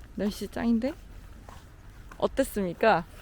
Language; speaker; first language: Korean; native; Korean